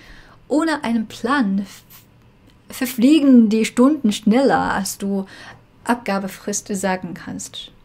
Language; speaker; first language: German; non-native, fluent; Chinese